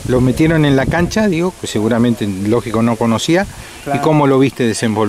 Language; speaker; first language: Spanish; native; Spanish